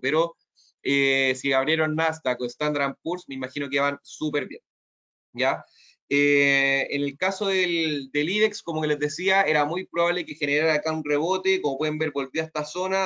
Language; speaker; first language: Spanish; native; Spanish